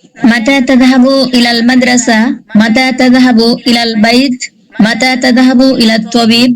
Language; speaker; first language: Arabic; non-native, learner; Bangla